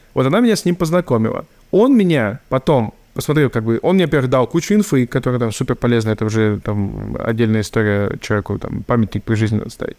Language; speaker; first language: Russian; native; Russian